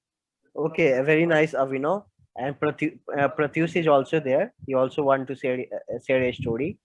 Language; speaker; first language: English; non-native, local second language; Hindi